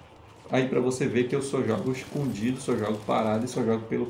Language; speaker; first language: Portuguese; native; Portuguese